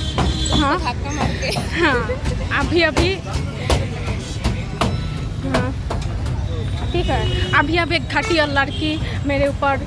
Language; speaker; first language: Hindi; non-native, learner; Bangla